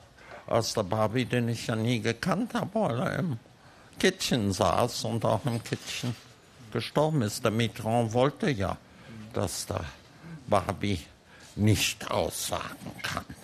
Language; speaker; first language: German; early bilingual, heritage; German